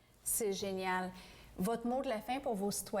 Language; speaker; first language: French; native; French